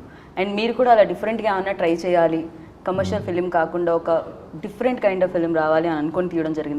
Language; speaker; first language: Telugu; native; Telugu